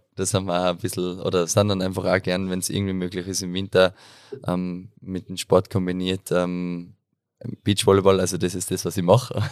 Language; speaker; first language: German; native; German